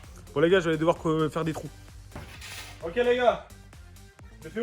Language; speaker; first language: French; native; French